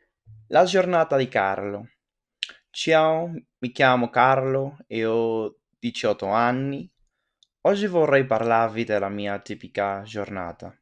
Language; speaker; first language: Italian; non-native, learner; French